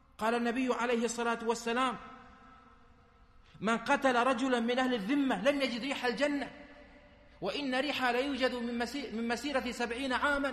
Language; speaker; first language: Arabic; native; Arabic